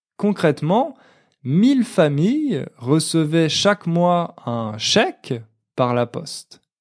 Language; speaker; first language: French; native; French